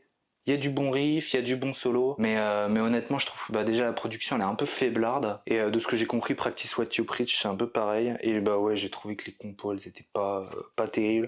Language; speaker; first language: French; native; French